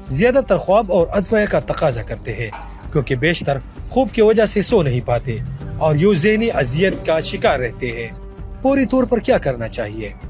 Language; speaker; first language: Urdu; non-native, local second language; Pashto